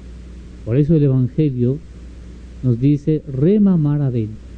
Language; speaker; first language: Spanish; native; Spanish